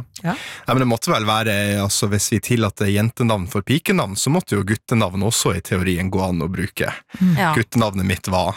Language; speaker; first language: Norwegian; native; Norwegian